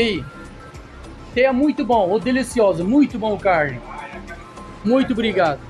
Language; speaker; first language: Portuguese; non-native, learner; Persian